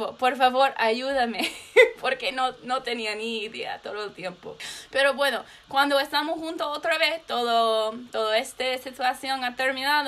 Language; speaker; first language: Spanish; non-native, learner; English